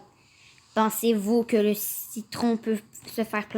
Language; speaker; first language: French; native; French